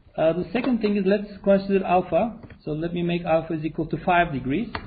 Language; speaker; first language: English; non-native, fluent; Turkish